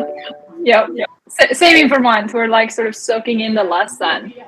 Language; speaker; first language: English; native; English